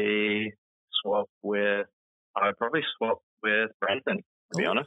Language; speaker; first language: English; native; English